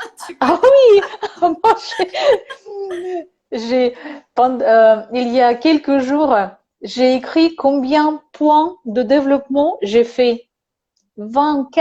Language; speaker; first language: French; non-native, learner; Russian